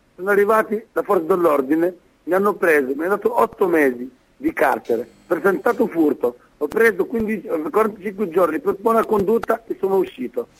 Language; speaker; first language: Italian; non-native, fluent; Arabic